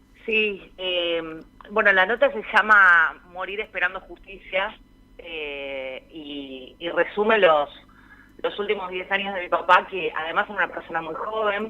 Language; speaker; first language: Spanish; native; Spanish